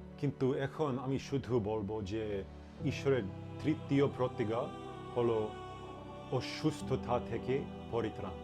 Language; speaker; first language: Bangla; non-native, learner; English